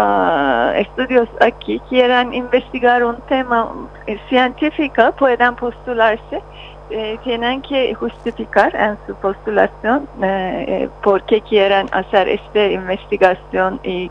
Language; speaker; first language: Spanish; non-native, fluent; Turkish